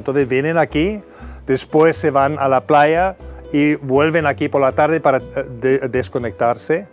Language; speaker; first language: Spanish; non-native, fluent; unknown